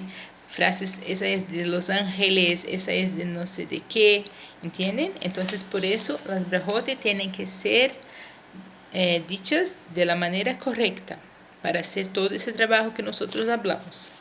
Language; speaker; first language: Spanish; non-native, fluent; Portuguese